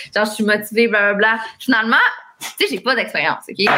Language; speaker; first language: French; native; French